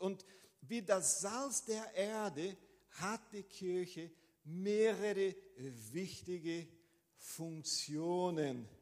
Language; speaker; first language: German; non-native, fluent; Portuguese